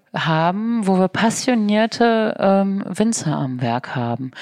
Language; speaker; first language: German; native; German